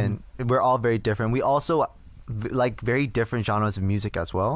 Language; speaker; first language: English; early bilingual, other home language; Korean